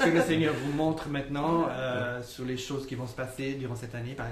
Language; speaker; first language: French; native; French